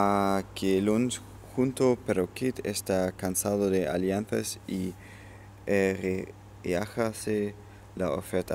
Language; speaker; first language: Spanish; non-native, learner; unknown